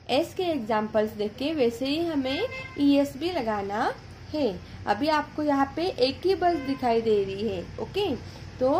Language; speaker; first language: Hindi; non-native, local second language; Marathi